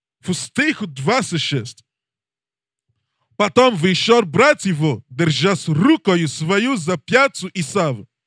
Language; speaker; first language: Russian; non-native, learner; English